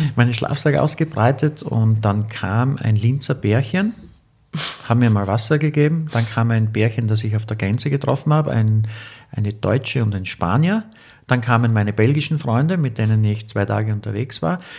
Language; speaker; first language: German; native; German